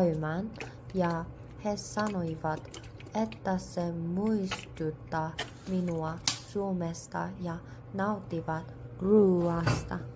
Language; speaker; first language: Finnish; non-native, learner; Korean